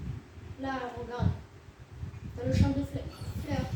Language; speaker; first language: French; native; French